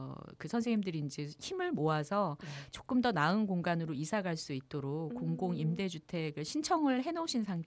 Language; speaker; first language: Korean; native; Korean